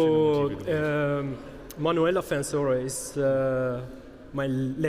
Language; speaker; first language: German; non-native, learner; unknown